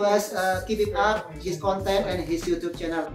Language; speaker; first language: English; non-native, learner; Indonesian